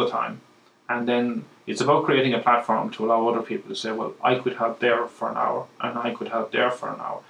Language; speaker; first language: English; native; English